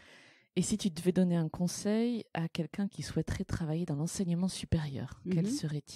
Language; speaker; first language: French; native; French